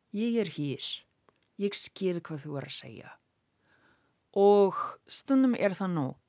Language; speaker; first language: Icelandic; non-native, learner; English